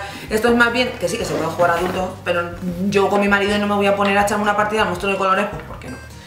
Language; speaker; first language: Spanish; native; Spanish